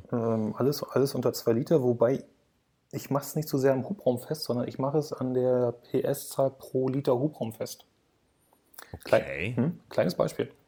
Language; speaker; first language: German; native; German